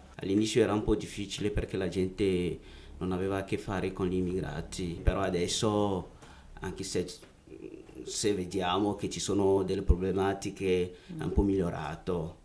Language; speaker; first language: Italian; non-native, fluent; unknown